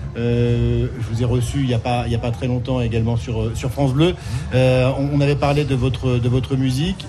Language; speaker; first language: French; native; French